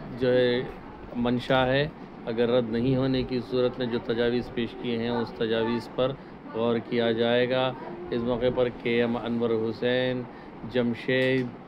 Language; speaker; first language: Urdu; native; Urdu